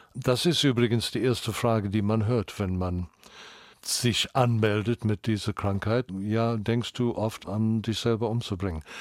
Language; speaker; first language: German; non-native, fluent; English